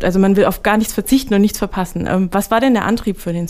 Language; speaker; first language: German; native; German